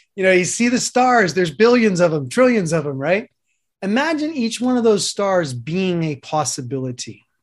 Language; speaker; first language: English; native; English